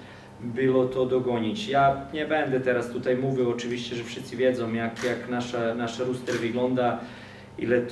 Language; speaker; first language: Polish; non-native, fluent; Serbian